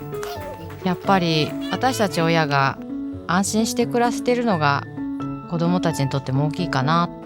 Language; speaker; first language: Japanese; native; Japanese